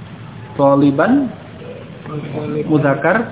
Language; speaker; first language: Arabic; non-native, fluent; Indonesian